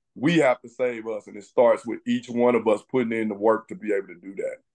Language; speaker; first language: English; native; English